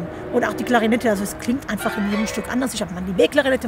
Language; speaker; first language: German; non-native, fluent; Hebrew